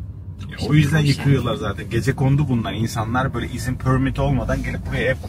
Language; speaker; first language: Turkish; native; Turkish